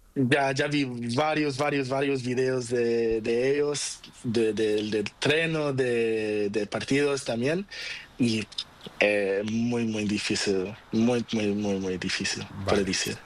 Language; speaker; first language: Spanish; non-native, learner; Portuguese